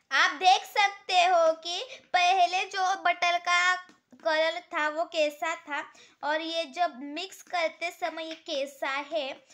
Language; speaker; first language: Hindi; non-native, local second language; Marathi